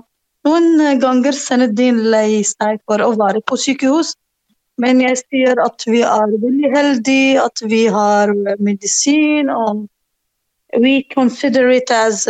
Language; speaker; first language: Norwegian; non-native, learner; Arabic